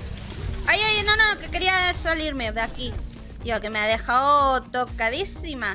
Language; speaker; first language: Spanish; native; Spanish